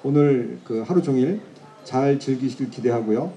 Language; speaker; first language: Korean; native; Korean